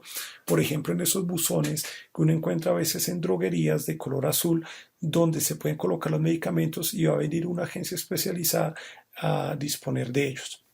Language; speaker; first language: Spanish; native; Spanish